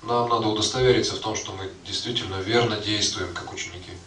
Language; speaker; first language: Russian; native; Russian